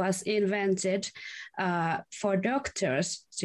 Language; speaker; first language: English; non-native, fluent; Finnish